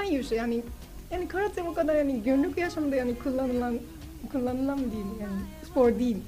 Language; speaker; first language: Turkish; non-native, learner; Japanese